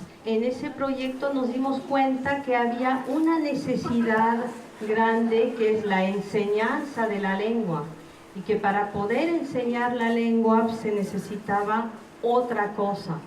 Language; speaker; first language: Spanish; non-native, fluent; French